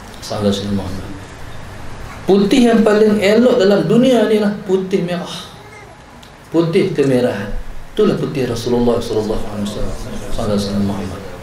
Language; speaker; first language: Malay; native; Malay